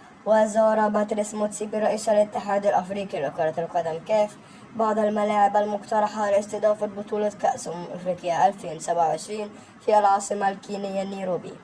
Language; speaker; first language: Arabic; native; Arabic